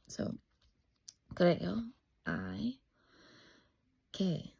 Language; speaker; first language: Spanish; non-native, fluent; English